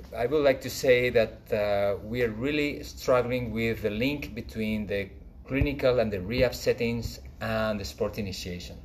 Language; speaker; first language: English; non-native, fluent; Spanish